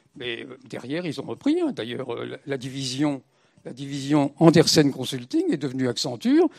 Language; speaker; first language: French; native; French